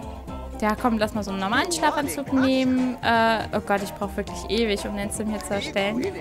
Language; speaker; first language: German; native; German